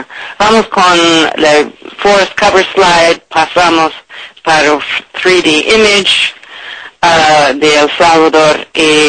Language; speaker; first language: Spanish; non-native, learner; English